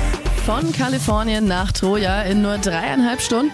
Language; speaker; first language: German; native; German